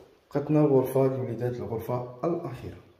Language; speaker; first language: Arabic; native; Arabic